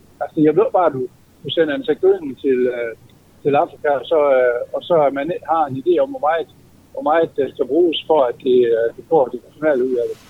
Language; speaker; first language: Danish; native; Danish